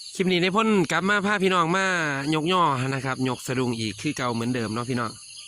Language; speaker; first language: Thai; native; Thai